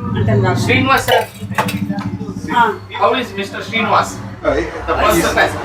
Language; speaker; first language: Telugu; non-native, learner; Kannada